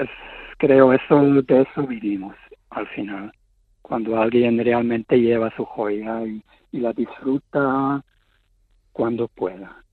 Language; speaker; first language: Spanish; non-native, fluent; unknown